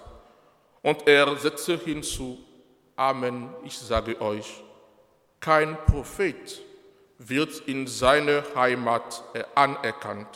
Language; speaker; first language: German; non-native, fluent; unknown